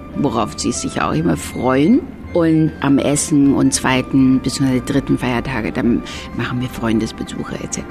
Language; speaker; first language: German; non-native, fluent; Chinese